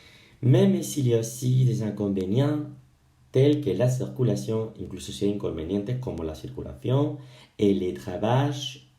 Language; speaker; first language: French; non-native, fluent; Spanish